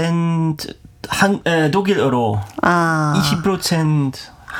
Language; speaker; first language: Korean; non-native, learner; German